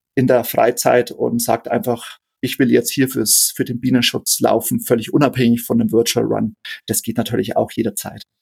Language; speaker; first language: German; native; German